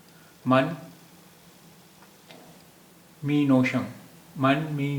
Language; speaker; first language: Persian; non-native, fluent; Urdu